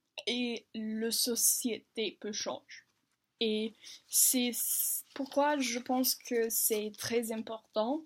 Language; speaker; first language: French; non-native, learner; English